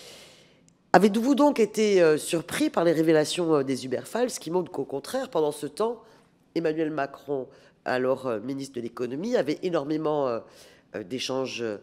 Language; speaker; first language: French; native; French